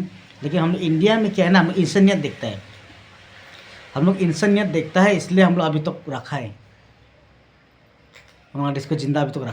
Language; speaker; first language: Hindi; non-native, local second language; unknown